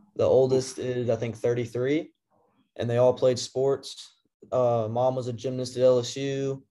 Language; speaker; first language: English; native; English